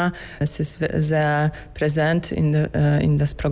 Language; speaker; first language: German; non-native, fluent; Polish